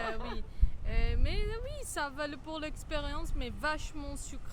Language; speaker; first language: French; non-native, fluent; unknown